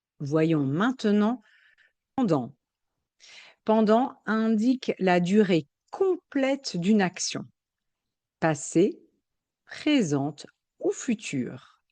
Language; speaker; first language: French; native; French